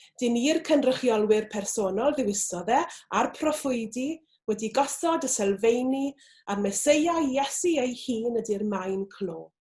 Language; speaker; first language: Welsh; native; Welsh